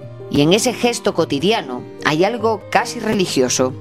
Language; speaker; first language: Spanish; native; Spanish